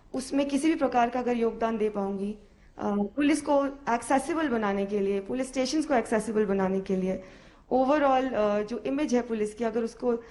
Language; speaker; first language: Hindi; native; Hindi